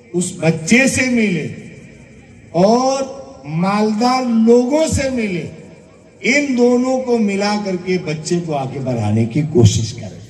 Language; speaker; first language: Hindi; non-native, local second language; Gujarati